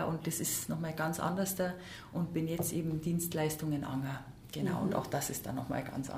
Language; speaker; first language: German; native; German